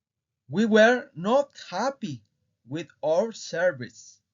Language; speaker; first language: English; non-native, fluent; Spanish